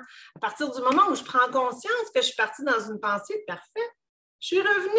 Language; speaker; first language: French; native; French